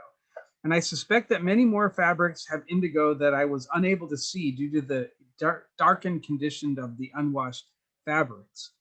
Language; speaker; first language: English; native; English